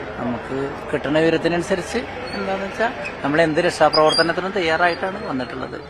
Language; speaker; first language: Malayalam; native; Malayalam